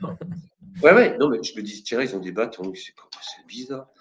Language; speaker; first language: French; native; French